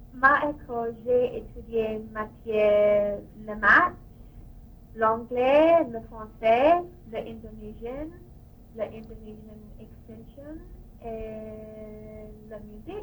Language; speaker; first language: French; non-native, learner; English